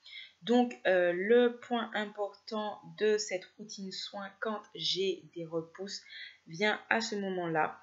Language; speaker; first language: French; native; French